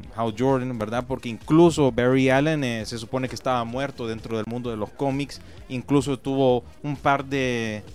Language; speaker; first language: Spanish; native; Spanish